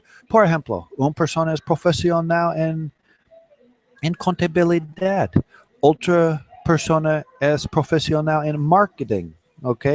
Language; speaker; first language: Spanish; non-native, learner; English